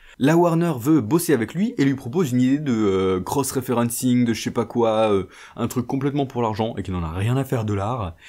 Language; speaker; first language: French; native; French